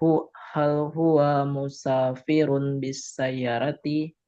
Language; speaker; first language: Arabic; non-native, learner; Indonesian